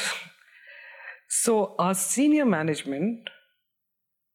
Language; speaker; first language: English; non-native, local second language; Hindi